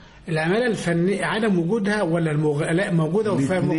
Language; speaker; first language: Arabic; native; Arabic